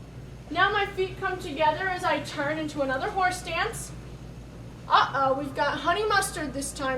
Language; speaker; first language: English; native; English